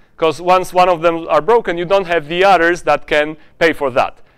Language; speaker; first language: English; non-native, fluent; Polish